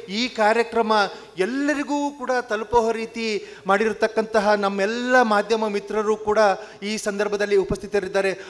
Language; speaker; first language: Kannada; non-native, local second language; Lambadi